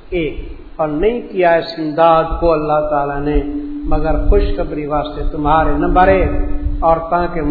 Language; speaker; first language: Urdu; non-native, local second language; Punjabi